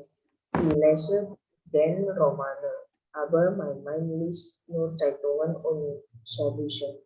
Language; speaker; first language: German; non-native, learner; Indonesian